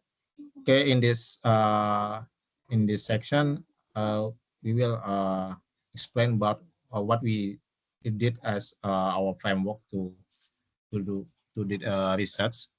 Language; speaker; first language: English; non-native, local second language; Indonesian